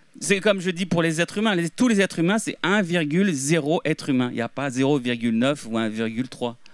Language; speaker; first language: French; native; French